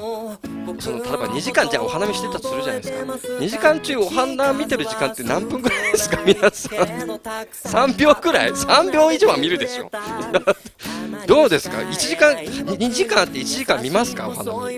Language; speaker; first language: Japanese; native; Japanese